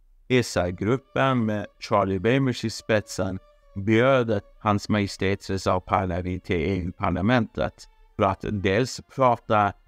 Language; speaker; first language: Swedish; non-native, fluent; Persian